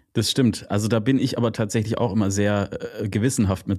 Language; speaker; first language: German; native; German